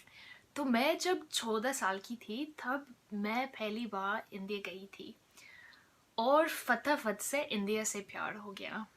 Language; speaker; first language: Hindi; non-native, fluent; English